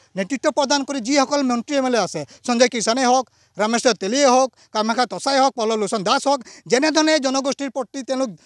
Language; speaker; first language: Assamese; non-native, local second language; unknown